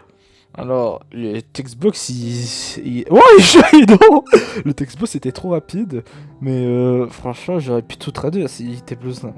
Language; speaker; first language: French; native; French